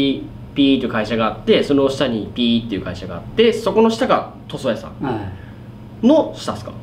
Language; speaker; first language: Japanese; native; Japanese